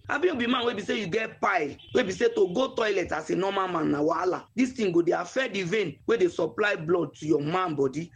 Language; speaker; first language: Nigerian Pidgin; non-native, local second language; Yoruba